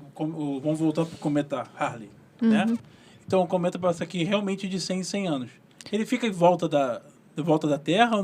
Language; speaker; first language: Portuguese; native; Portuguese